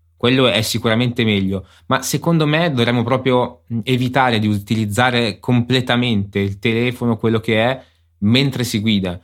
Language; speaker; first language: Italian; native; Italian